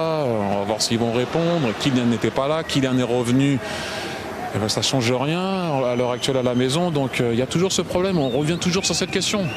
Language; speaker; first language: French; native; French